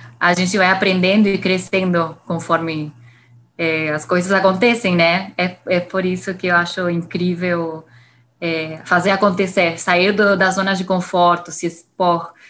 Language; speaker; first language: Portuguese; non-native, fluent; Spanish